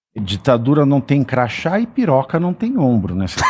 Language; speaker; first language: Portuguese; native; Portuguese